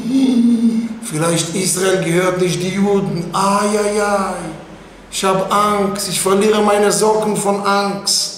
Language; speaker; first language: German; non-native, fluent; Hebrew